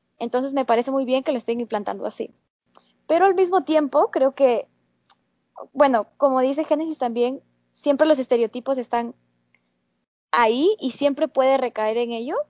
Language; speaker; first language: Spanish; native; Spanish